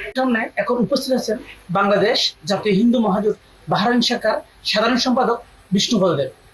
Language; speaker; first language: Bangla; native; Bangla